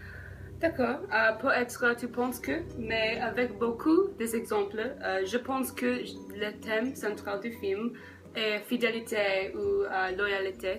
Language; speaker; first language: French; non-native, learner; English